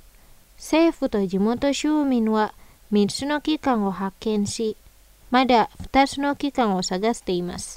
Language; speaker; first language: Japanese; non-native, fluent; Indonesian